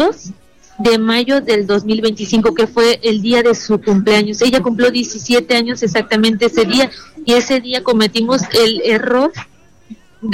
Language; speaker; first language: Spanish; native; Spanish